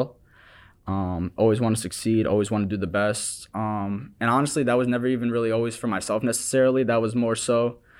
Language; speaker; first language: English; native; English